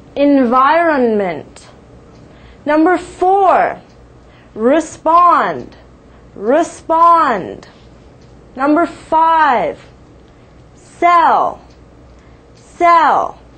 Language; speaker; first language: English; native; English